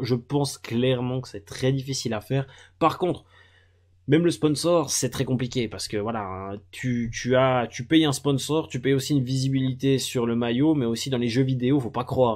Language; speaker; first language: French; native; French